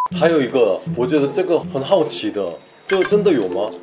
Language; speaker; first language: Chinese; non-native, fluent; Korean